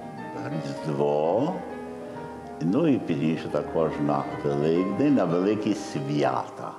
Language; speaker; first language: Ukrainian; early bilingual, heritage; Ukrainian